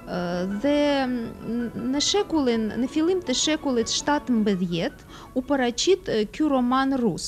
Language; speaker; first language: Albanian; non-native, fluent; Russian